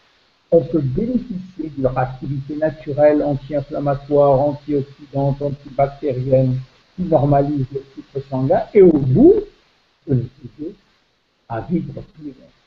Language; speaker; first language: French; native; French